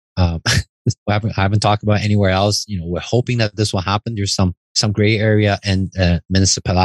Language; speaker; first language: English; non-native, fluent; Chinese